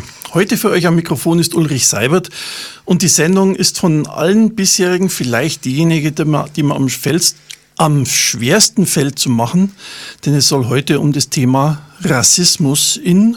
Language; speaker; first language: German; native; German